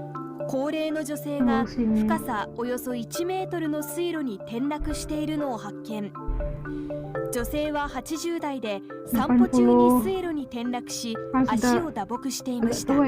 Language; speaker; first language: Japanese; native; Japanese